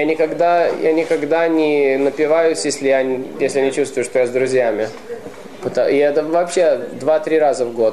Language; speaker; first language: Russian; early bilingual, heritage; Russian